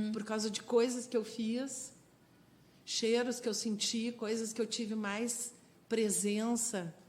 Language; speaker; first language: Portuguese; non-native, fluent; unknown